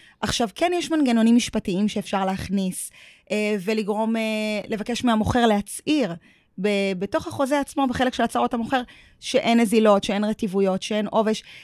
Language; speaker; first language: Hebrew; native; Hebrew